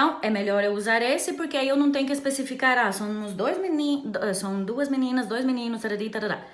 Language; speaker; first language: Portuguese; non-native, fluent; Romanian